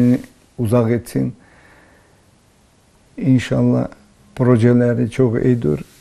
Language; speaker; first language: Turkish; early bilingual, heritage; Turkish